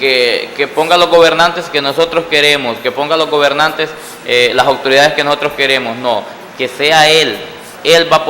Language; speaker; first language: Spanish; native; Spanish